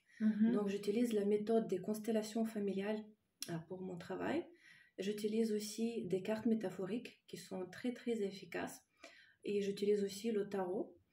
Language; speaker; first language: French; non-native, fluent; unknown